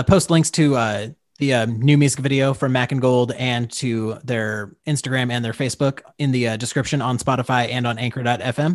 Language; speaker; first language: English; native; English